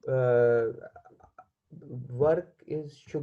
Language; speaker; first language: English; non-native, learner; Hindi